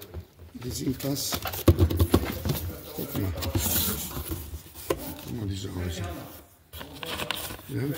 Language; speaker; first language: German; non-native, learner; Italian